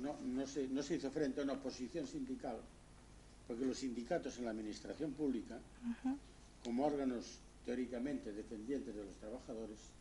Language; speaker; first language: Spanish; native; Spanish